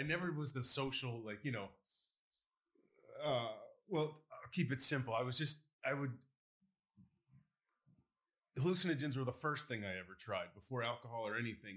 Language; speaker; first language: English; native; English